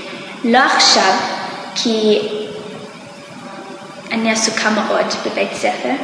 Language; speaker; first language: Hebrew; non-native, learner; English